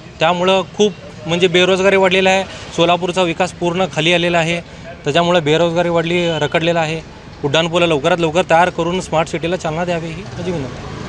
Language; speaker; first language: Marathi; native; Marathi